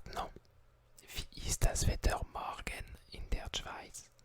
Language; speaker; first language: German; non-native, learner; French